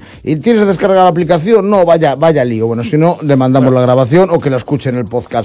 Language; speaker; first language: Spanish; native; Spanish